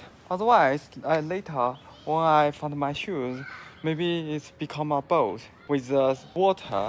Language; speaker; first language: English; non-native, learner; Chinese